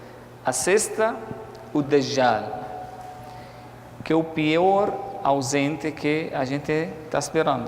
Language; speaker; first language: Portuguese; non-native, fluent; Arabic